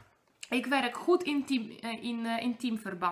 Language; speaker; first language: Dutch; non-native, fluent; Polish